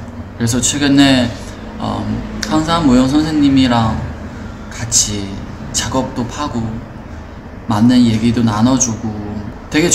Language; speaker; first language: Korean; non-native, fluent; Chinese